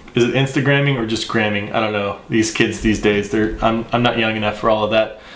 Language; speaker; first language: English; native; English